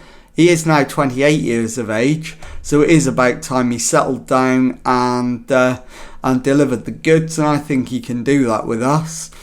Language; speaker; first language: English; native; English